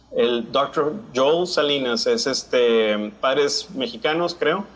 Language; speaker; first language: Spanish; native; Spanish